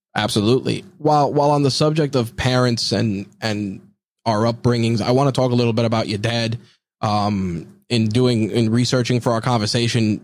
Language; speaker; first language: English; early bilingual, other home language; Spanish